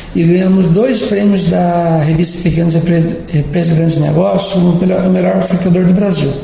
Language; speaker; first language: Portuguese; native; Portuguese